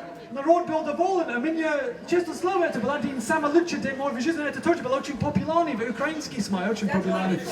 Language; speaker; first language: Russian; non-native, learner; English